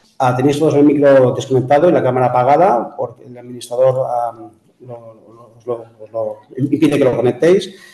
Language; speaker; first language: Spanish; non-native, local second language; Catalan